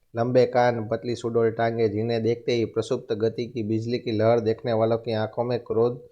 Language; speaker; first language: Hindi; non-native, local second language; Gujarati